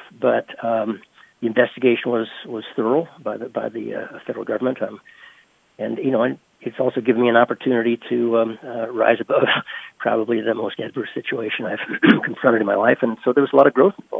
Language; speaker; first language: English; native; English